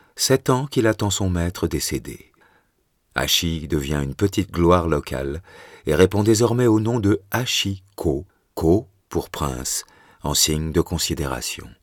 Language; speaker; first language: French; native; French